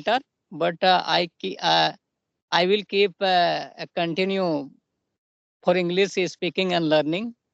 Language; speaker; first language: English; non-native, local second language; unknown